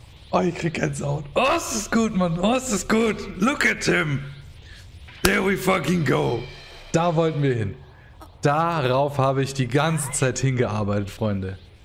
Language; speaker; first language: German; native; German